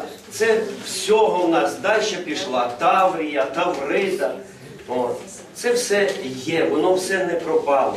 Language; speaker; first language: Ukrainian; native; Ukrainian